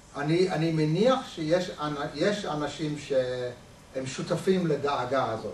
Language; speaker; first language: Hebrew; non-native, fluent; English